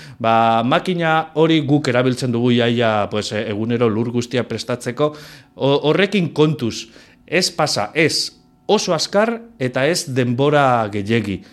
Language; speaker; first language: Basque; non-native, local second language; Spanish